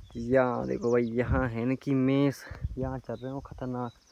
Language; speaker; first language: Hindi; native; Hindi